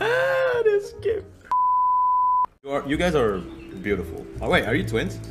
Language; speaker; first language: English; non-native, fluent; Indonesian